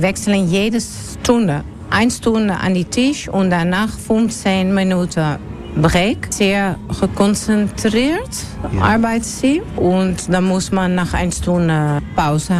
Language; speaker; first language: German; non-native, learner; Dutch